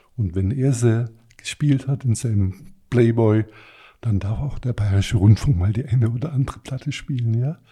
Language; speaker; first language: German; non-native, fluent; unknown